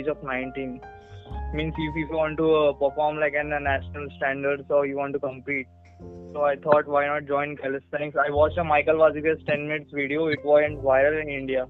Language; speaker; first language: English; non-native, local second language; Marathi